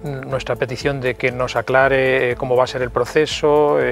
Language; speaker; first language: Spanish; native; Spanish